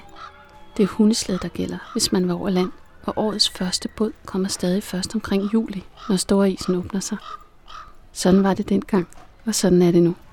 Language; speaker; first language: Danish; native; Danish